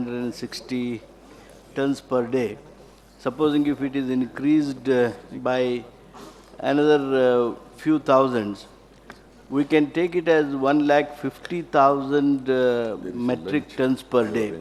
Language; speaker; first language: English; non-native, local second language; Kannada